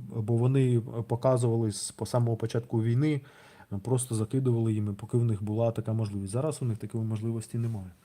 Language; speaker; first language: Ukrainian; non-native, local second language; Russian